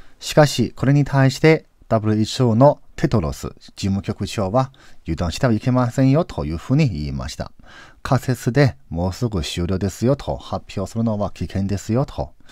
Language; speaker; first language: Japanese; non-native, fluent; Chinese